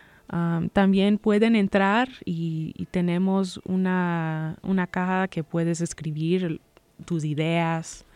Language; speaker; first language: Spanish; early bilingual, heritage; Spanish